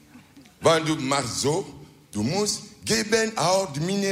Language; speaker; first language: Dutch; non-native, learner; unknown